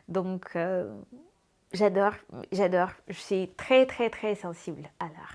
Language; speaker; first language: French; non-native, fluent; Russian